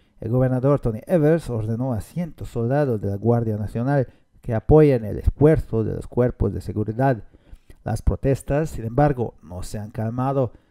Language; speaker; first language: Spanish; non-native, fluent; Hungarian